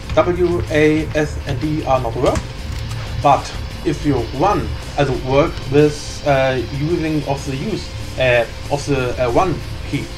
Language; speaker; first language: English; non-native, learner; German